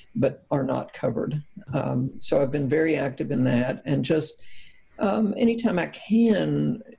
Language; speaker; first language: English; native; English